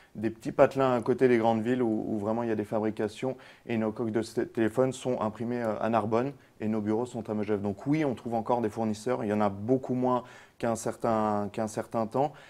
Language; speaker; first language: French; native; French